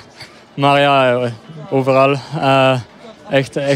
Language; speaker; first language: Dutch; non-native, local second language; French